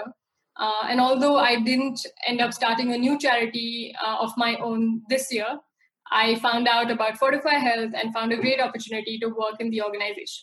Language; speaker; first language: English; non-native, local second language; Hindi